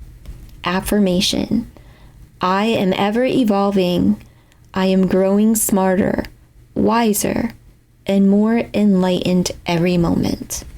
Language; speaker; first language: English; native; English